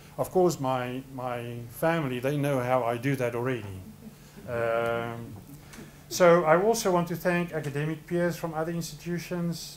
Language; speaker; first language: English; non-native, local second language; Afrikaans